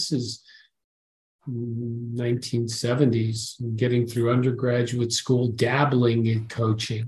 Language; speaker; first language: English; native; English